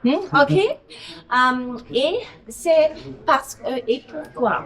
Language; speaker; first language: French; non-native, fluent; German